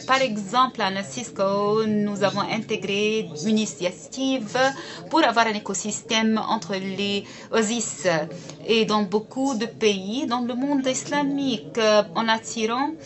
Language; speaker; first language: French; non-native, fluent; Arabic